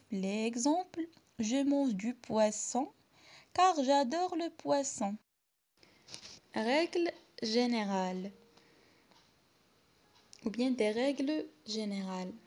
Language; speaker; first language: French; non-native, local second language; Arabic